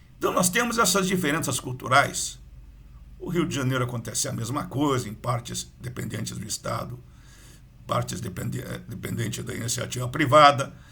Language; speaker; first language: Portuguese; native; Portuguese